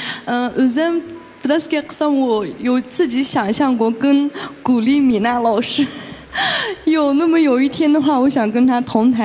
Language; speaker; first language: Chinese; non-native, local second language; Uyghur